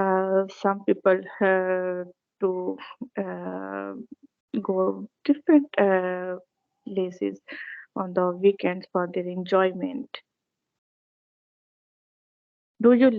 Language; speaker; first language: English; non-native, learner; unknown